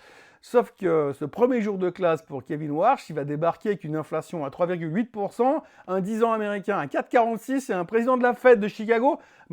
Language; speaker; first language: French; native; French